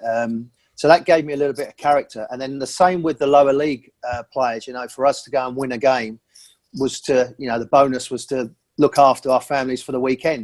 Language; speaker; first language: English; native; English